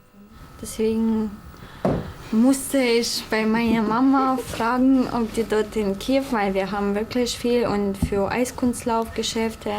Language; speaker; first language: German; non-native, fluent; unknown